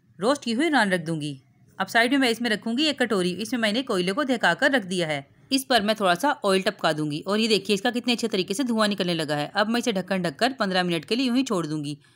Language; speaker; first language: Urdu; native; Urdu